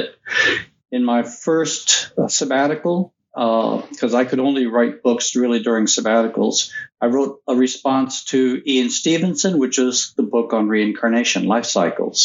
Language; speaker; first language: English; native; English